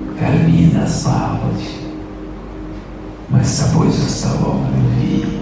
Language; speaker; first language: Russian; native; Russian